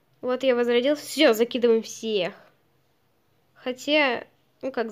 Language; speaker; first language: Russian; native; Russian